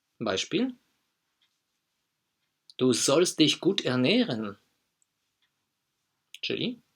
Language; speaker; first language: German; non-native, fluent; Polish